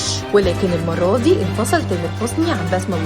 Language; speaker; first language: Arabic; native; Arabic